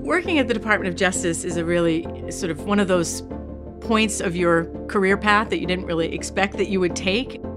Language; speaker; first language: English; native; English